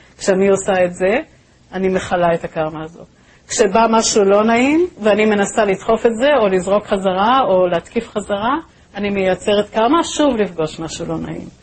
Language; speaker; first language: Hebrew; native; Hebrew